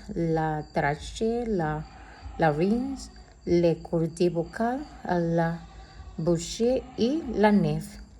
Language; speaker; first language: French; non-native, learner; Spanish